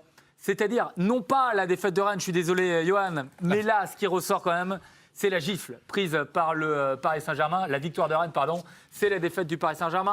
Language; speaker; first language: French; native; French